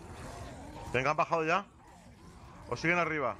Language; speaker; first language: Spanish; native; Spanish